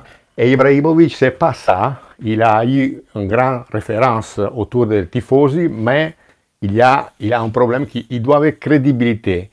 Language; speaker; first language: French; non-native, fluent; Italian